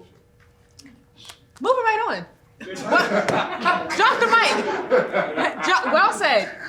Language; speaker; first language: English; native; English